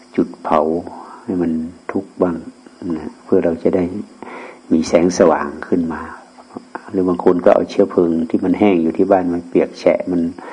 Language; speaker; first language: Thai; native; Thai